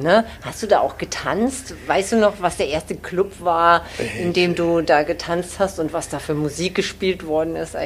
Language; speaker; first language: German; native; German